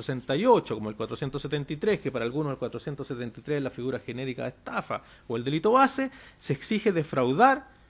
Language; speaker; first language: Spanish; native; Spanish